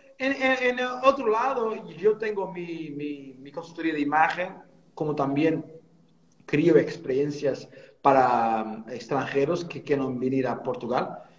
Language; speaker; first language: Spanish; non-native, fluent; Portuguese